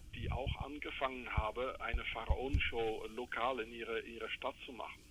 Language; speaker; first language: German; non-native, fluent; English